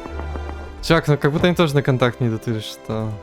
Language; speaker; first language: Russian; native; Russian